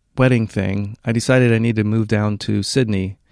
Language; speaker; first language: English; native; English